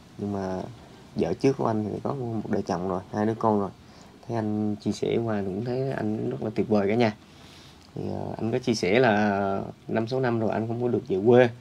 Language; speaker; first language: Vietnamese; native; Vietnamese